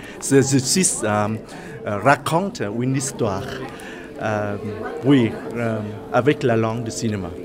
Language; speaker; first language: French; non-native, learner; Vietnamese